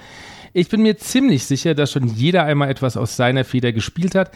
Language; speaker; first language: German; native; German